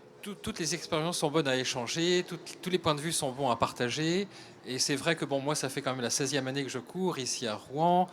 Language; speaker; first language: French; native; French